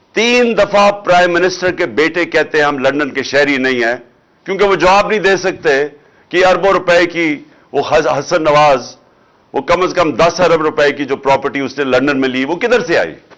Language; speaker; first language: Urdu; native; Urdu